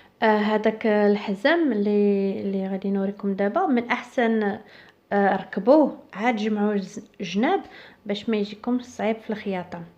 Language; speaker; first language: Arabic; native; Arabic